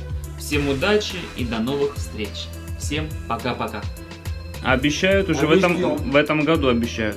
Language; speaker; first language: Russian; native; Russian